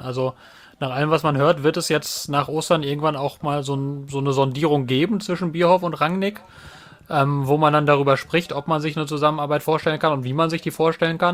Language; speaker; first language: German; native; German